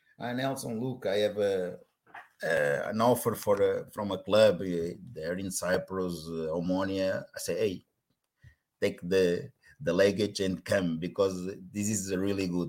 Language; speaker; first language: English; non-native, learner; Portuguese